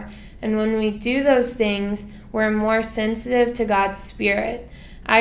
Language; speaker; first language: English; native; English